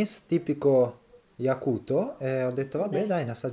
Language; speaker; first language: Russian; non-native, learner; Italian